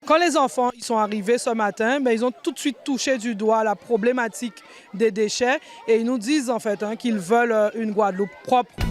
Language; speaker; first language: French; native; French